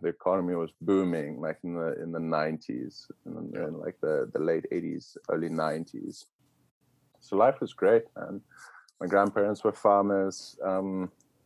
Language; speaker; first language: English; native; English